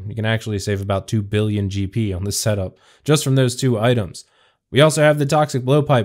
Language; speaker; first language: English; native; English